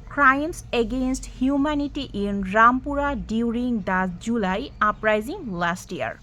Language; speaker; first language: English; non-native, local second language; Bangla